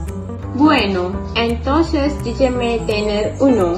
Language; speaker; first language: Spanish; non-native, learner; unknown